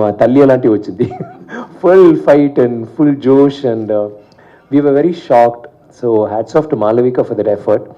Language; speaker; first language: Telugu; non-native, learner; Tamil